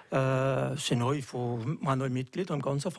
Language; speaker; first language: German; non-native, local second language; French